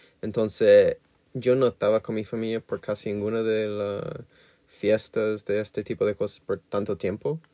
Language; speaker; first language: Spanish; non-native, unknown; English